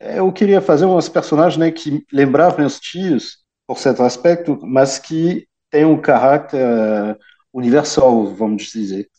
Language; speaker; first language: Portuguese; early bilingual, heritage; Portuguese